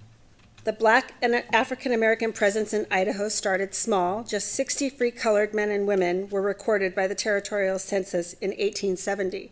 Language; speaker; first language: English; native; English